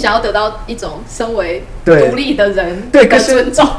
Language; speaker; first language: Chinese; native; Chinese